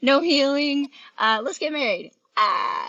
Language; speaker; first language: English; native; English